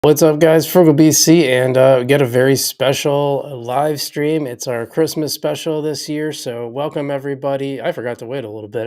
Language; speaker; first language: English; native; English